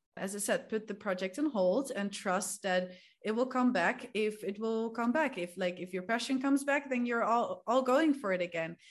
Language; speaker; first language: English; non-native, fluent; Dutch